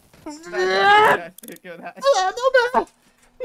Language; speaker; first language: Japanese; native; Japanese